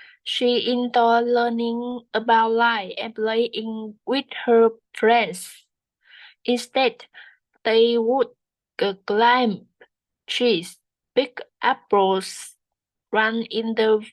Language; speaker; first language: English; non-native, learner; Vietnamese